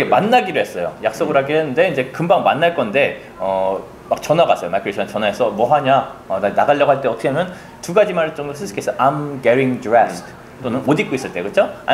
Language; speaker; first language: Korean; native; Korean